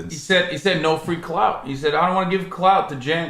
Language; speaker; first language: English; native; English